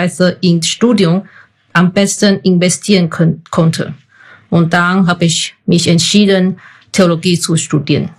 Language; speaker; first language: German; non-native, fluent; Chinese